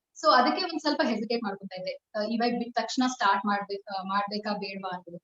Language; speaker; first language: Kannada; non-native, local second language; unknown